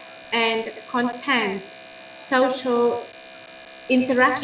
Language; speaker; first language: English; non-native, learner; Vietnamese